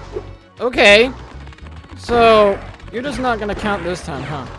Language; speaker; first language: English; native; English